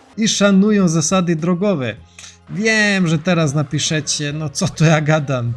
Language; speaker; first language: Polish; non-native, fluent; Serbian